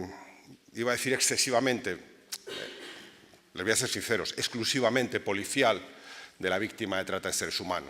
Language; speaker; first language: Spanish; native; Spanish